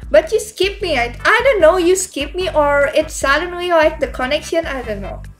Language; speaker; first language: English; non-native, learner; Indonesian